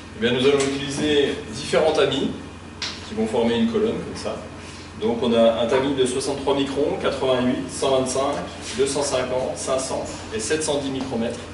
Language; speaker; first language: French; native; French